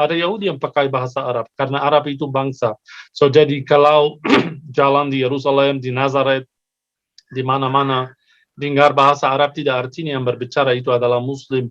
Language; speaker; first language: Indonesian; non-native, fluent; Arabic